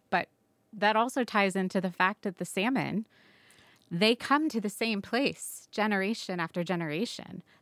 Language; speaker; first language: English; native; English